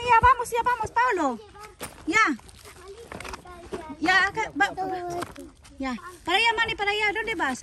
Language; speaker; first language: Spanish; non-native, learner; Filipino